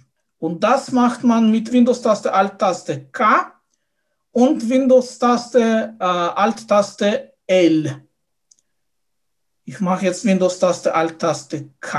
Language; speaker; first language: German; non-native, fluent; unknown